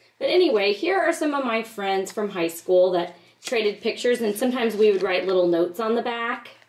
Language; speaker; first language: English; native; English